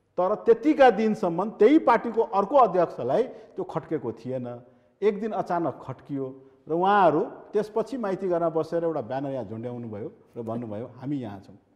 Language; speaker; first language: Nepali; non-native, local second language; Maithili